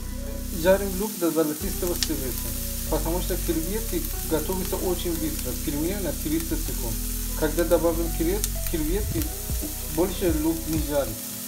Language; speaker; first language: Russian; non-native, fluent; Persian